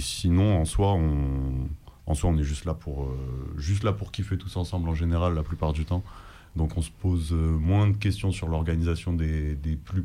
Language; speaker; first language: French; native; French